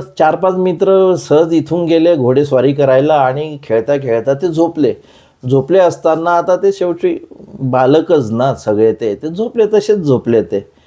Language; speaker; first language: Marathi; native; Marathi